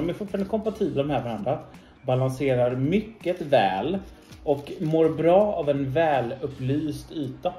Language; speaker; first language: Swedish; native; Swedish